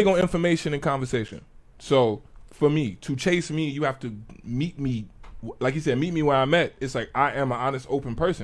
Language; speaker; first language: English; native; English